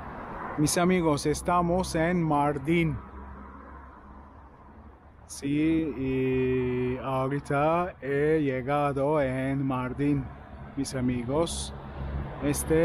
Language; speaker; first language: Spanish; non-native, learner; Turkish